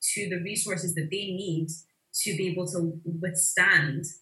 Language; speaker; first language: English; native; English